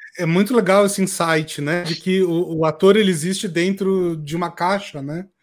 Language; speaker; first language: Portuguese; native; Portuguese